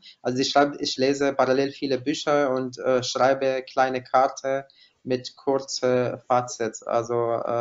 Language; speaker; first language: German; non-native, fluent; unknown